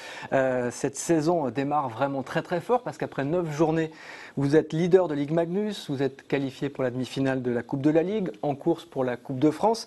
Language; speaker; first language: French; native; French